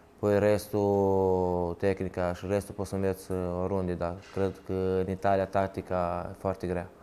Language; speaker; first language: Romanian; early bilingual, heritage; Romanian